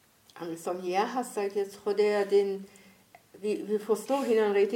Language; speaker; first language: Danish; non-native, fluent; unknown